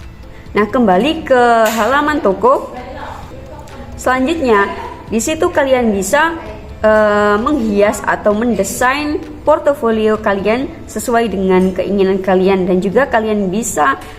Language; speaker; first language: Indonesian; native; Indonesian